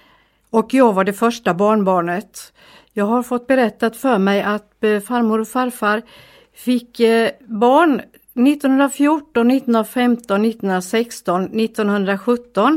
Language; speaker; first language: Swedish; native; Swedish